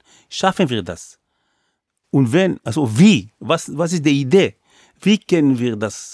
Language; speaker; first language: German; non-native, fluent; Hebrew